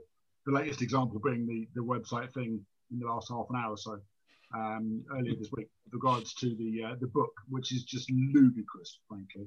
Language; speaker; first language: English; native; English